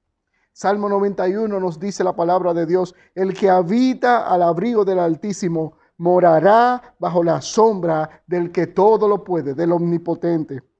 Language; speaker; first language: Spanish; native; Spanish